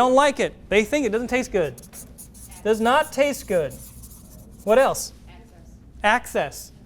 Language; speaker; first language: English; native; English